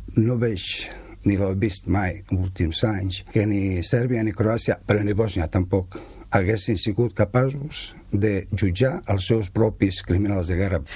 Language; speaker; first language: Catalan; non-native, fluent; Bosnian